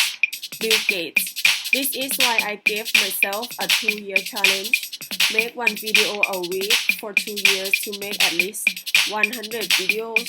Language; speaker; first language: English; non-native, learner; Thai